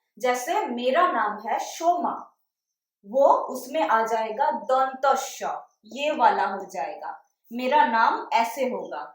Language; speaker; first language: Hindi; non-native, local second language; Bangla